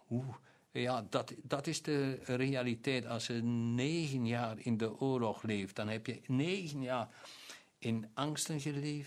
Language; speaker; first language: Dutch; non-native, local second language; German